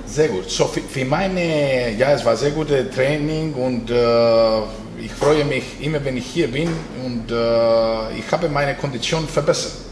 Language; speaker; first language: German; non-native, fluent; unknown